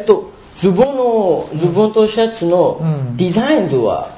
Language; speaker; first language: Japanese; non-native, learner; Burmese